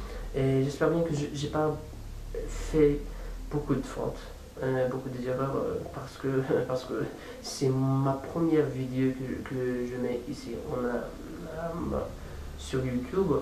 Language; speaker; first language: French; non-native, fluent; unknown